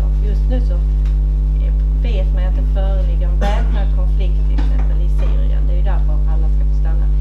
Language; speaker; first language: Swedish; native; Swedish